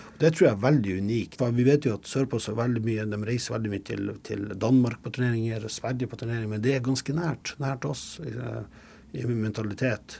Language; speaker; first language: Norwegian; early bilingual, other home language; Russian